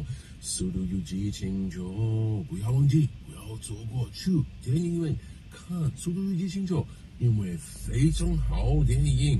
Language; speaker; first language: Chinese; non-native, learner; English